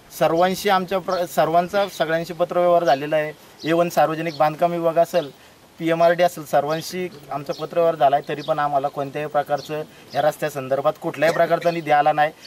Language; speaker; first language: Marathi; native; Marathi